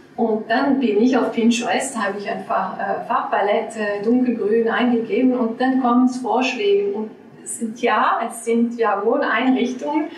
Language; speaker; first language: German; non-native, fluent; French